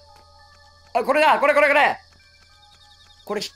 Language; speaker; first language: Japanese; native; Japanese